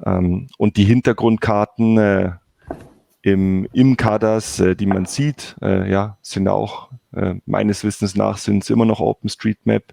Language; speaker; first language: German; native; German